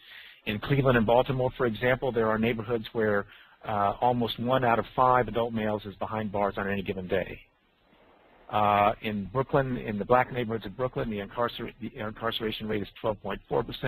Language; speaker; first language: English; native; English